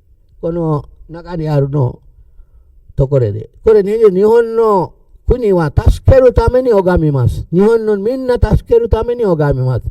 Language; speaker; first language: Japanese; non-native, learner; Sinhala